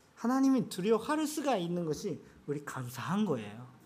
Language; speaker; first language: Korean; non-native, fluent; Japanese